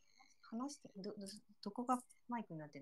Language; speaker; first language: Japanese; native; Japanese